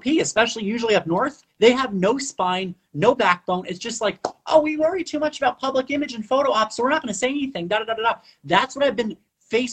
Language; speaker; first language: English; non-native, fluent; Spanish